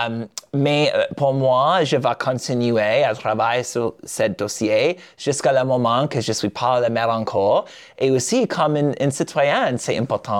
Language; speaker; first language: French; non-native, learner; English